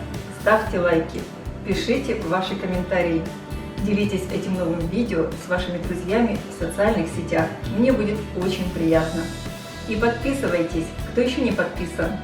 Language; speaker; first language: Russian; native; Russian